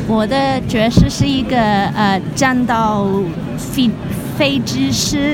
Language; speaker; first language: Chinese; non-native, local second language; Cantonese